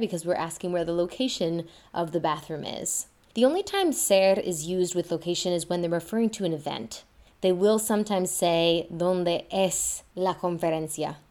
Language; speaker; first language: English; native; English